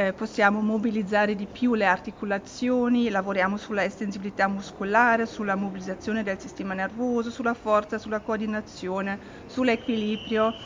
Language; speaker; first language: Italian; non-native, fluent; German